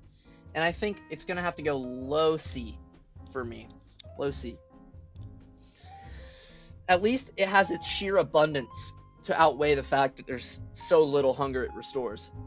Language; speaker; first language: English; native; English